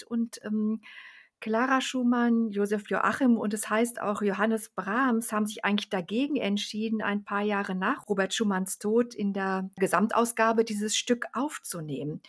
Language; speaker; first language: German; native; German